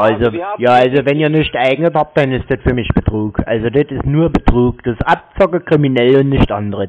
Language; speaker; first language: German; native; German